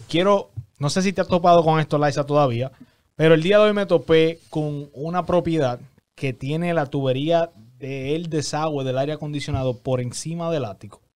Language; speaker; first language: Spanish; native; Spanish